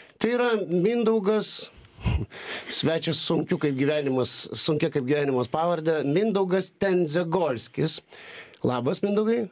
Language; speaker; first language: Lithuanian; native; Lithuanian